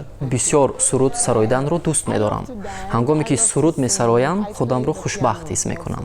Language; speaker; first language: Persian; non-native, fluent; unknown